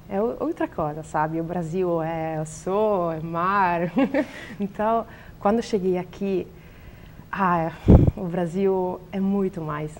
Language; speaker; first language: Portuguese; non-native, learner; Italian